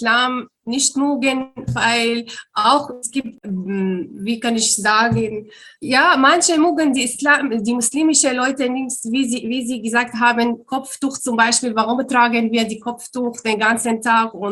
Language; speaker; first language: German; non-native, learner; Arabic